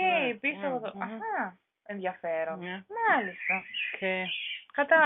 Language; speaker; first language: Greek; non-native, fluent; German